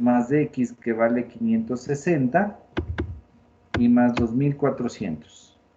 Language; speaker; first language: Spanish; native; Spanish